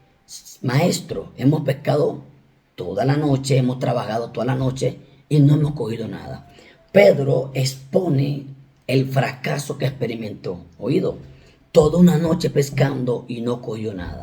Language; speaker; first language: Spanish; native; Spanish